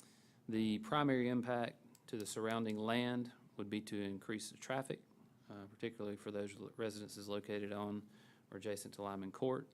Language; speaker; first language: English; native; English